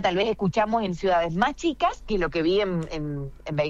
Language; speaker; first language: Spanish; native; Spanish